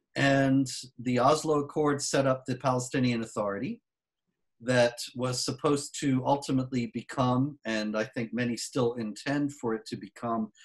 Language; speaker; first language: English; native; English